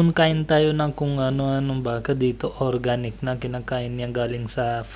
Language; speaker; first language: Filipino; non-native, learner; Hindi